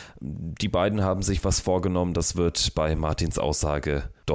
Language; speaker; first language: German; native; German